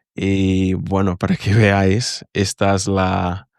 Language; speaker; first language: Spanish; non-native, fluent; English